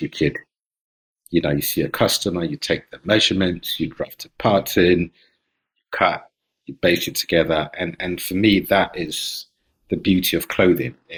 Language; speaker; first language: English; non-native, local second language; Akan